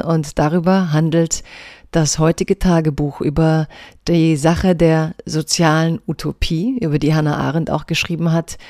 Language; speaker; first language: German; early bilingual, other home language; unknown